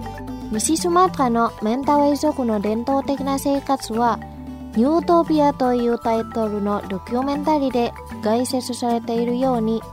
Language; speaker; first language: Japanese; non-native, fluent; Indonesian